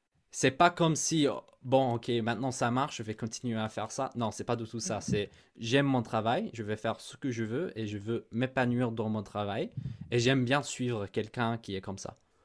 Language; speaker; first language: French; non-native, fluent; English